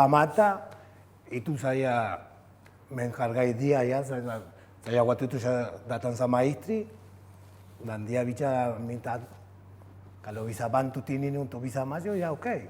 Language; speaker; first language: Indonesian; non-native, fluent; Spanish